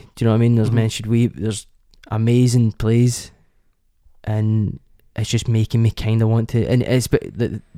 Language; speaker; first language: English; native; English